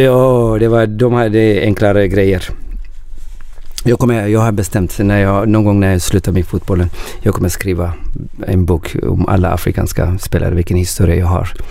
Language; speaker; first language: Swedish; non-native, learner; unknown